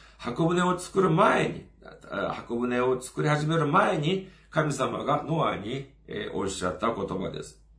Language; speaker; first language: Japanese; non-native, fluent; Korean